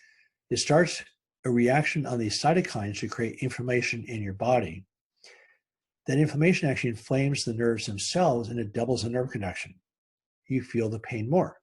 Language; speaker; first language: English; native; English